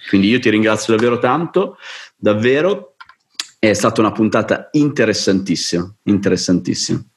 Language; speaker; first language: Italian; native; Italian